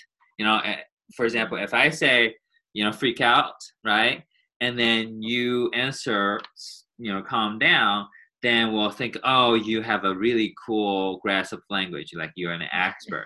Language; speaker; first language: English; non-native, fluent; Chinese